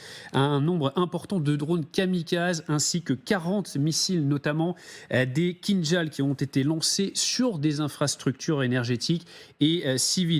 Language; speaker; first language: French; native; French